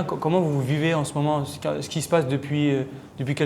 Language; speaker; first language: French; native; French